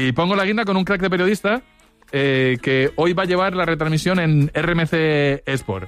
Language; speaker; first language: Spanish; native; Spanish